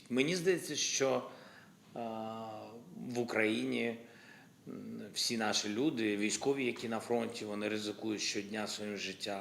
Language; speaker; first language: Ukrainian; non-native, local second language; Russian